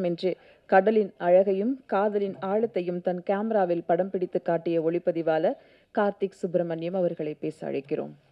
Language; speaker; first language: Tamil; native; Tamil